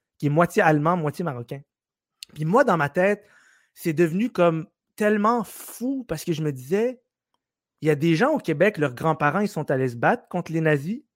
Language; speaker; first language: French; early bilingual, other home language; Arabic